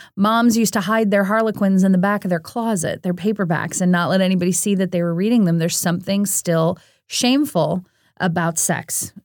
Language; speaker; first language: English; native; English